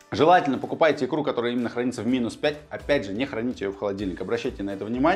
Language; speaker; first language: Russian; native; Russian